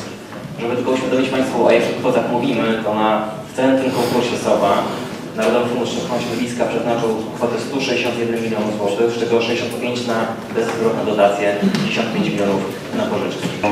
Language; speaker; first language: Polish; native; Polish